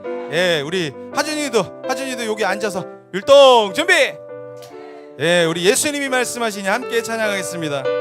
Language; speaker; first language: Korean; native; Korean